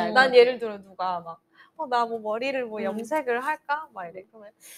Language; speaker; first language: Korean; native; Korean